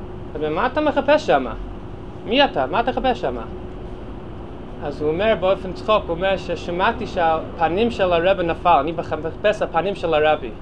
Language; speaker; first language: Hebrew; non-native, fluent; English